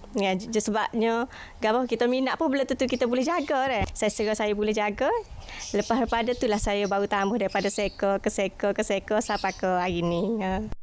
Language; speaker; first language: Malay; native; Malay